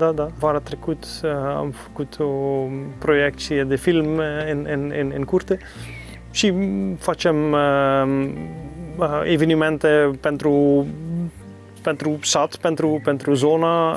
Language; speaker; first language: Romanian; non-native, learner; Dutch